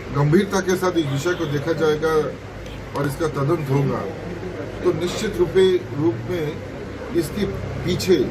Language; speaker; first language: Hindi; non-native, local second language; Bangla